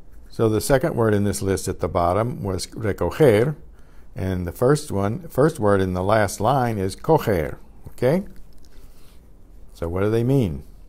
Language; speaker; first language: English; native; English